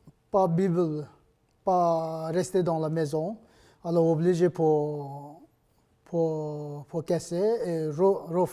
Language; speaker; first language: French; non-native, learner; Nepali